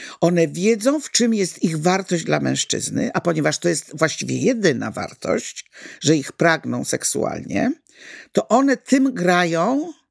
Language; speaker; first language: Polish; native; Polish